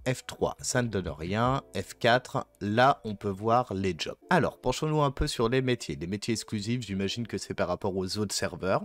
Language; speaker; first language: French; native; French